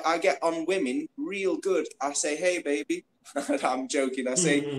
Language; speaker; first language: English; native; English